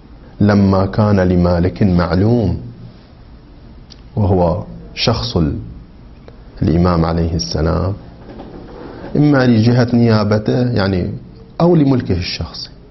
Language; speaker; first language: Arabic; native; Arabic